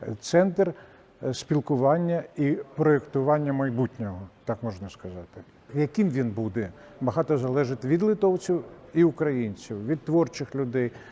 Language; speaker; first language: Ukrainian; non-native, fluent; Lithuanian